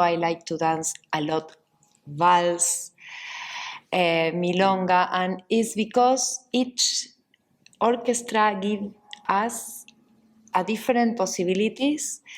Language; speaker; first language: English; non-native, learner; Spanish